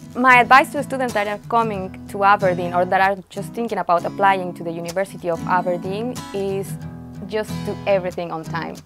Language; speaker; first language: English; non-native, fluent; Spanish